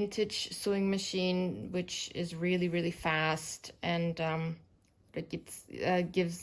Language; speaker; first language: English; non-native, fluent; German